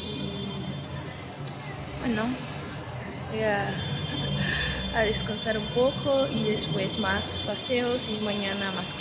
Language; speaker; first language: Spanish; non-native, learner; Portuguese